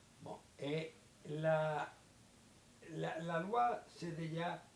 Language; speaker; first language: French; non-native, learner; Spanish